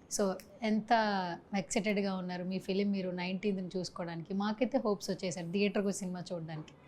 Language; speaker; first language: Telugu; native; Telugu